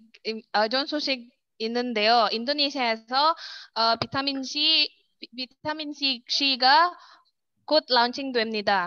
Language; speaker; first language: Korean; non-native, learner; Indonesian